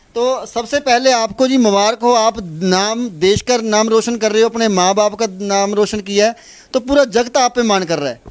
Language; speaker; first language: Hindi; non-native, local second language; Punjabi